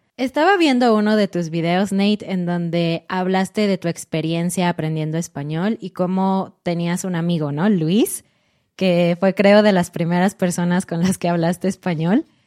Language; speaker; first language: Spanish; native; Spanish